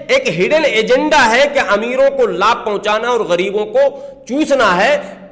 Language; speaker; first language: Hindi; native; Hindi